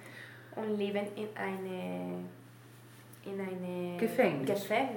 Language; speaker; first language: German; non-native, learner; Spanish